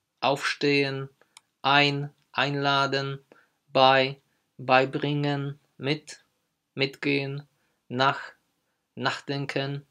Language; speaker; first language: German; non-native, fluent; Polish